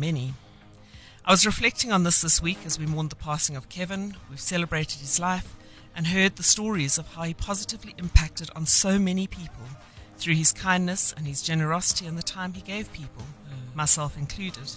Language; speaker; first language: English; native; English